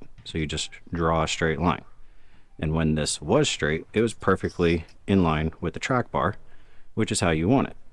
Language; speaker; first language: English; native; English